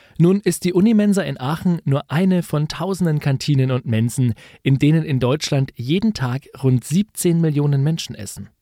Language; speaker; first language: German; native; German